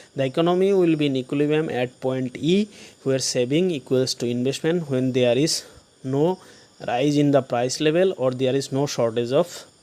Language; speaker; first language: English; non-native, local second language; Assamese